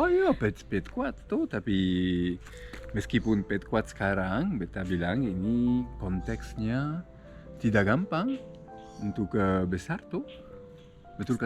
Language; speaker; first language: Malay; non-native, fluent; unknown